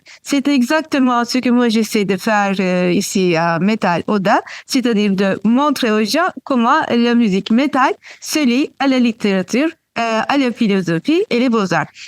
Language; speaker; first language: French; non-native, fluent; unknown